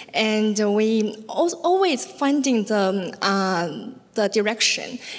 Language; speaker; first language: English; non-native, learner; Chinese